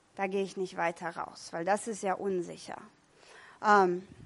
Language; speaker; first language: German; non-native, fluent; English